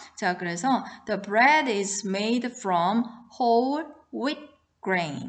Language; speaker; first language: English; non-native, fluent; Korean